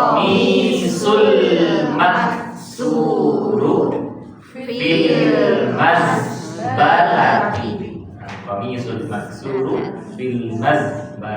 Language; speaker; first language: Arabic; non-native, fluent; Indonesian